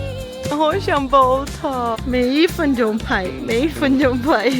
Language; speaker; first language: Chinese; non-native, learner; Armenian